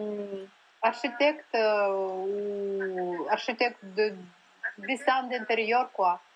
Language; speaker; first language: French; non-native, learner; Russian